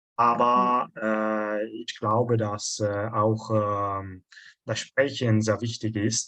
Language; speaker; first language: German; non-native, fluent; Italian